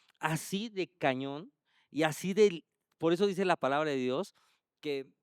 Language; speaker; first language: Spanish; native; Spanish